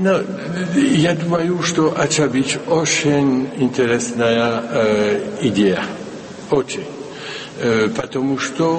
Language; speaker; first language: Russian; non-native, fluent; French